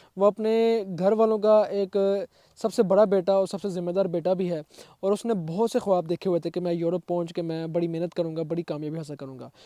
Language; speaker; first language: Urdu; non-native, local second language; Punjabi